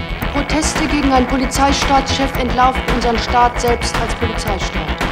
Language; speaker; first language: German; native; German